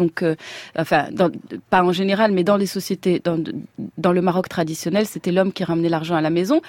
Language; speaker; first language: French; non-native, local second language; Arabic